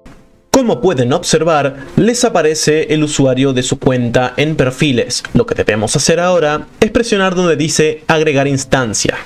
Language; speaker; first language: Spanish; native; Spanish